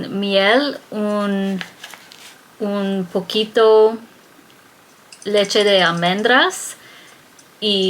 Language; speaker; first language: Spanish; non-native, learner; English